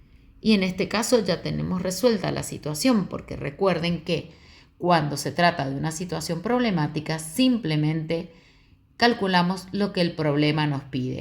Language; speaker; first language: Spanish; native; Spanish